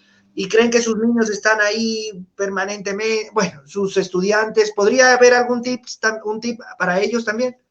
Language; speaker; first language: Spanish; native; Spanish